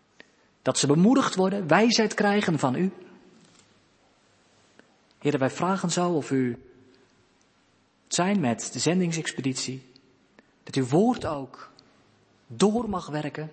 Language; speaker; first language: Dutch; native; Dutch